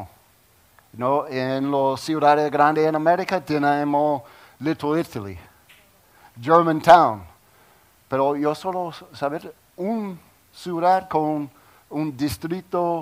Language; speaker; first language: Spanish; non-native, learner; English